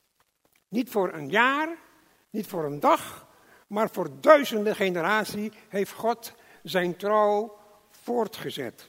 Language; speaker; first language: Dutch; non-native, local second language; English